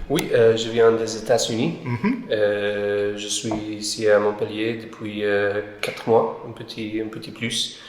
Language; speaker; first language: French; non-native, learner; English